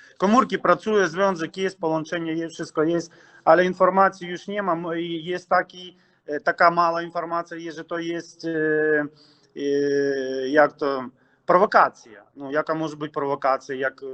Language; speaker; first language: Polish; early bilingual, heritage; Ukrainian